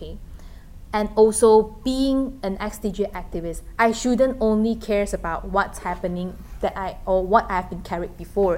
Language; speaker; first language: English; non-native, local second language; Chinese